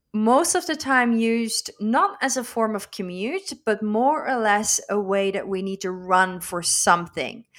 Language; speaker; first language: English; non-native, fluent; Dutch